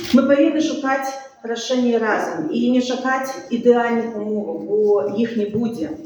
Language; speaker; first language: Belarusian; non-native, local second language; Russian